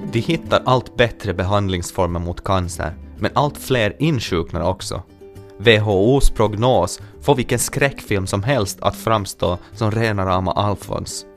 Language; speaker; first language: Swedish; native; Swedish